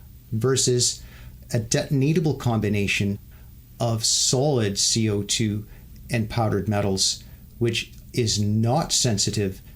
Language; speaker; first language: English; native; English